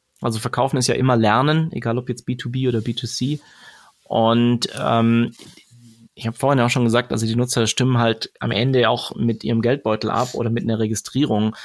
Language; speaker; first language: German; native; German